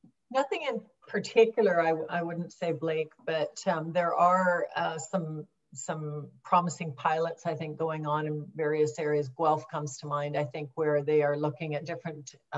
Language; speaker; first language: English; native; English